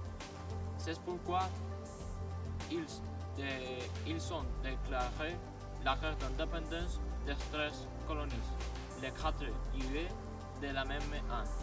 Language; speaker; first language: French; non-native, learner; Spanish